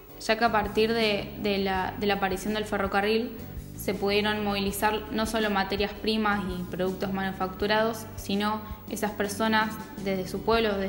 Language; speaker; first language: Spanish; native; Spanish